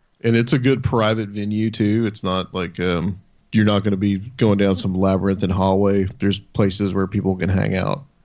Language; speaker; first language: English; native; English